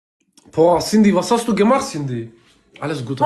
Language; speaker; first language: German; non-native, learner; Turkish